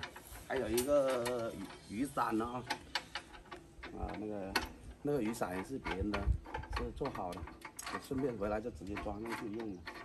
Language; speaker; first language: Chinese; native; Chinese